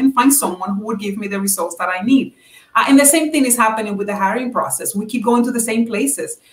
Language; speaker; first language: English; non-native, fluent; Spanish